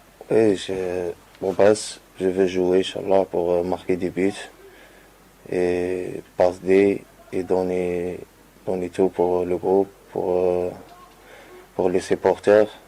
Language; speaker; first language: French; non-native, learner; Arabic